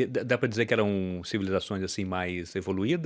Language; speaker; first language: Portuguese; native; Portuguese